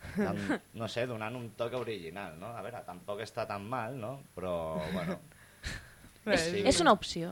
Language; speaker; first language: Catalan; non-native, local second language; Spanish